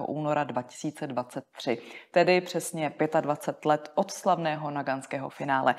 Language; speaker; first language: Czech; native; Czech